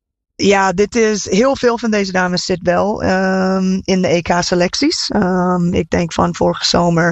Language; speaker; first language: Dutch; non-native, fluent; English